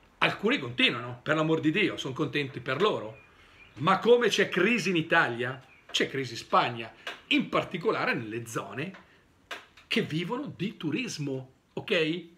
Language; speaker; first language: Italian; native; Italian